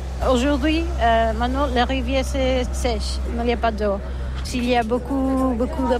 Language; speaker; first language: French; non-native, learner; Catalan